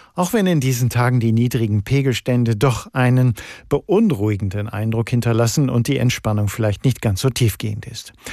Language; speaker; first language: German; native; German